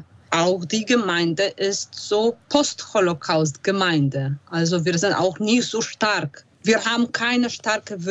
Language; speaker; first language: German; non-native, fluent; Polish